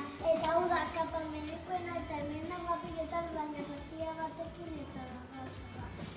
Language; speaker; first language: Basque; non-native, local second language; Spanish